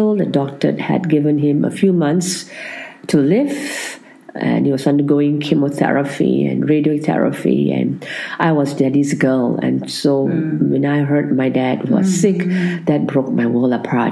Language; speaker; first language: English; non-native, local second language; Tamil